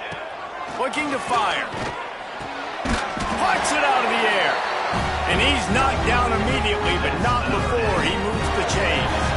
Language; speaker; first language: English; native; English